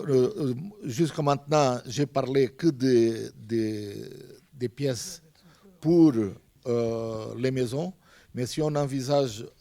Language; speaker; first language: French; non-native, fluent; Portuguese